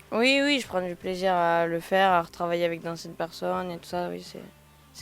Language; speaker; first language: French; native; French